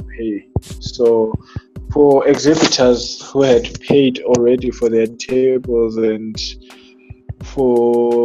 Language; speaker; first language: English; non-native, local second language; North Ndebele